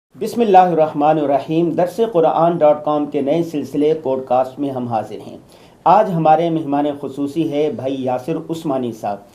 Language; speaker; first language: Urdu; native; Urdu